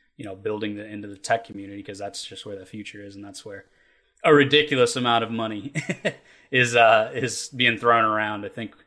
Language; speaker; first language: English; native; English